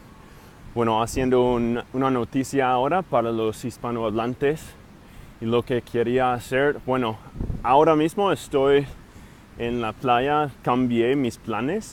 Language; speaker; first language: Spanish; non-native, fluent; English